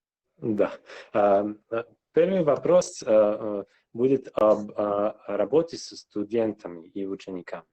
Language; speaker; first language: Russian; non-native, local second language; Serbian